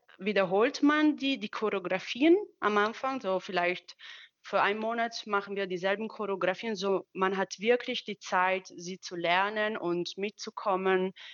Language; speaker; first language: German; non-native, fluent; Italian